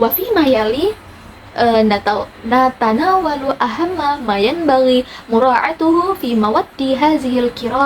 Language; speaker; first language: Arabic; non-native, learner; Indonesian